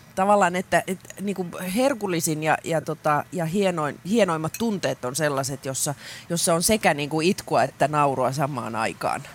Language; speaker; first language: Finnish; non-native, local second language; Swedish